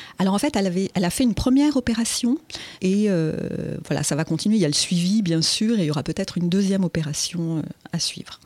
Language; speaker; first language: French; native; French